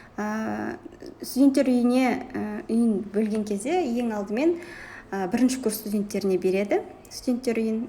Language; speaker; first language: Kazakh; native; Kazakh